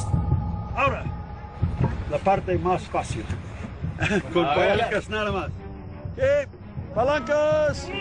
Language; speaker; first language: Spanish; non-native, learner; English